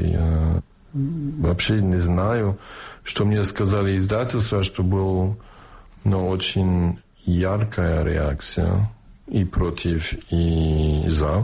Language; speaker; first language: Russian; non-native, fluent; English